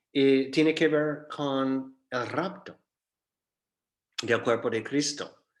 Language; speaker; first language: Spanish; non-native, fluent; English